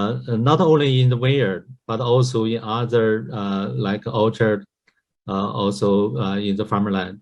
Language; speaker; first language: English; non-native, learner; Chinese